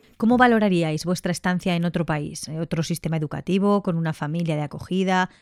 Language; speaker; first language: Spanish; non-native, local second language; Catalan